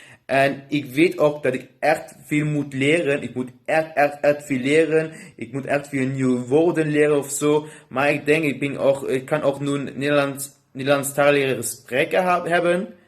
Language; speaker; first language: Dutch; non-native, learner; Luxembourgish